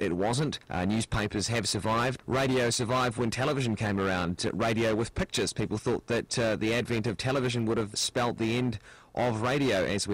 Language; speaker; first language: English; native; English